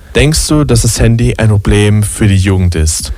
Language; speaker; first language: German; native; German